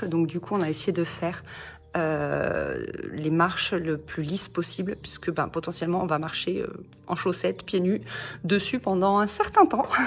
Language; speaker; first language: French; native; French